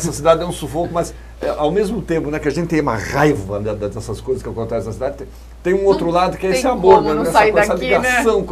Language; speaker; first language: Portuguese; native; Portuguese